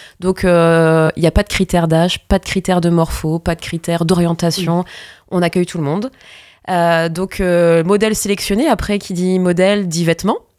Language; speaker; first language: French; native; French